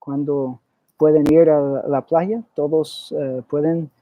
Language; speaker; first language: Spanish; early bilingual, other home language; English